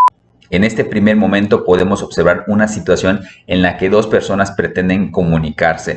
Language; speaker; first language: Spanish; native; Spanish